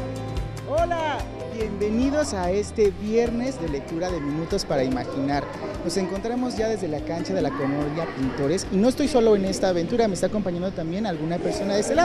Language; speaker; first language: Spanish; native; Spanish